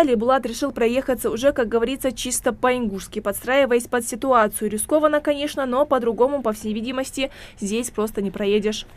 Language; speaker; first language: Russian; native; Russian